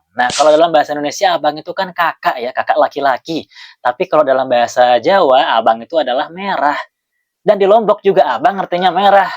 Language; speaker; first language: Indonesian; non-native, local second language; Sasak